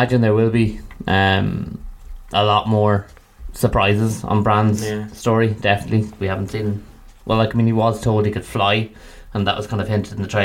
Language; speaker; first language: English; native; English